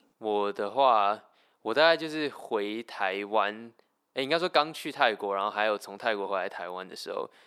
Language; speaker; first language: Chinese; native; Chinese